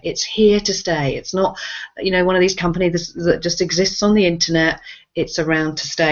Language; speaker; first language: English; native; English